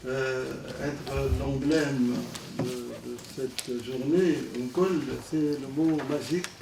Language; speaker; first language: French; non-native, local second language; Arabic